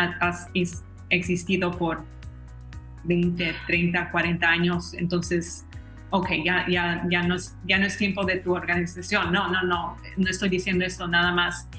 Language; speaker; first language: Spanish; early bilingual, heritage; Spanish